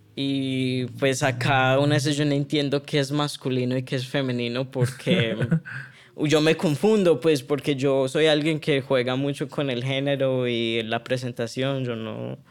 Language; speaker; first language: Spanish; early bilingual, heritage; Spanish